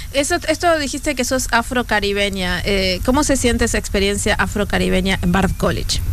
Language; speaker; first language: Spanish; native; Spanish